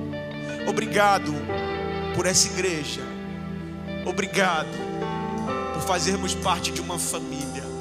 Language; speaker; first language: Portuguese; native; Portuguese